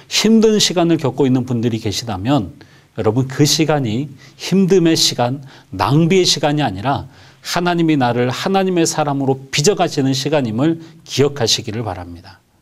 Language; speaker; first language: Korean; native; Korean